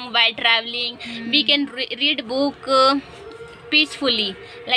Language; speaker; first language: English; non-native, learner; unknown